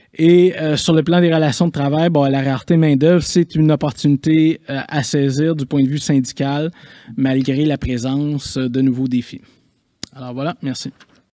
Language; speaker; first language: French; native; French